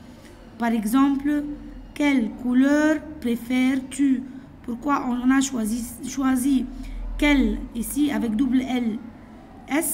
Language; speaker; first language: French; non-native, fluent; Arabic